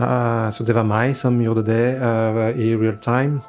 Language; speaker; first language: Norwegian; non-native, fluent; French